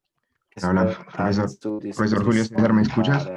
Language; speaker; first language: Spanish; native; Spanish